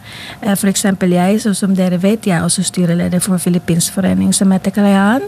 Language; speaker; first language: Norwegian; non-native, fluent; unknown